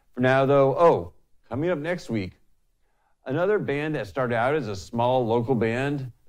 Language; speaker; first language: English; native; English